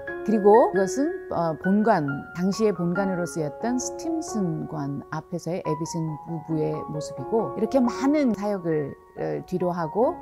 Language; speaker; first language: Korean; native; Korean